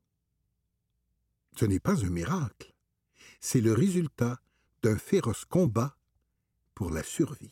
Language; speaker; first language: French; native; French